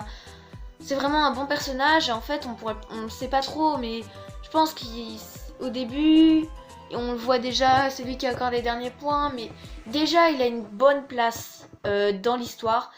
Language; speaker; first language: French; native; French